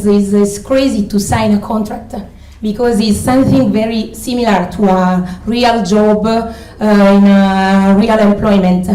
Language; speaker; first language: English; non-native, fluent; Italian